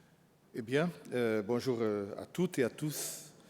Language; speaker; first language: French; non-native, fluent; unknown